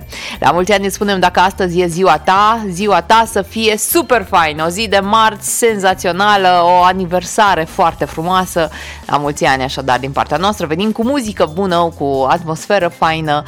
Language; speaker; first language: Romanian; native; Romanian